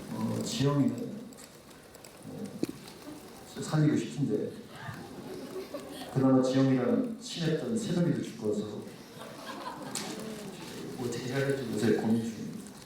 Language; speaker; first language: Korean; native; Korean